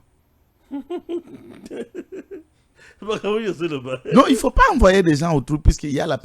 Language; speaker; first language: French; non-native, local second language; Lingala